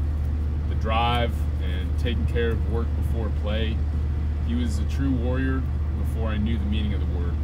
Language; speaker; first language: English; native; English